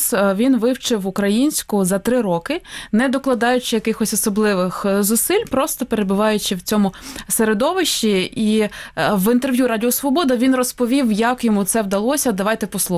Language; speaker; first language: Ukrainian; native; Ukrainian